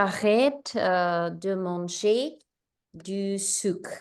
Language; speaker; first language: French; non-native, learner; Spanish